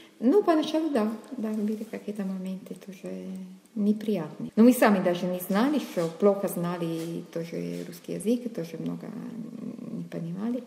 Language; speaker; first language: Russian; non-native, fluent; Italian